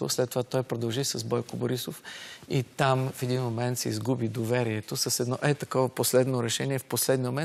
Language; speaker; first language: Bulgarian; native; Bulgarian